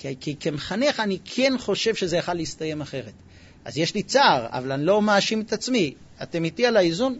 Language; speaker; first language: Hebrew; non-native, fluent; English